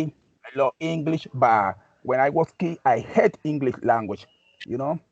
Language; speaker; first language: English; non-native, learner; Spanish